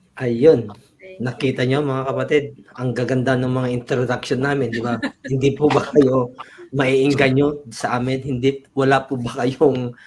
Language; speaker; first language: Filipino; non-native, local second language; Iloko